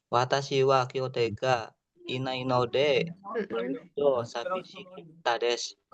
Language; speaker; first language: Japanese; non-native, learner; Indonesian